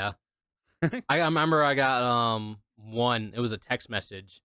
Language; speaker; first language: English; native; English